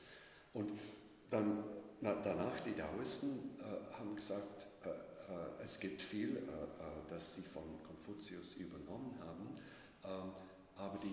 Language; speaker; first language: German; non-native, fluent; English